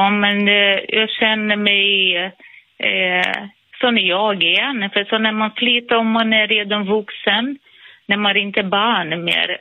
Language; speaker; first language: Swedish; non-native, fluent; Portuguese